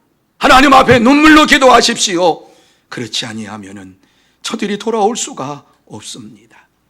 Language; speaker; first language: Korean; native; Korean